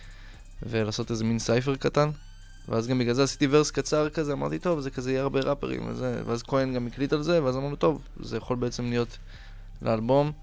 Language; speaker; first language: Hebrew; native; Hebrew